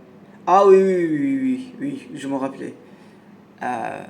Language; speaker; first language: French; non-native, learner; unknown